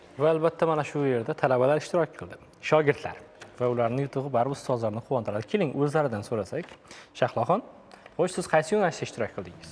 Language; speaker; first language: Uzbek; native; Uzbek